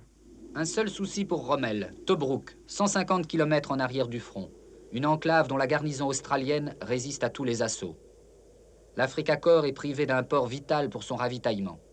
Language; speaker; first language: French; native; French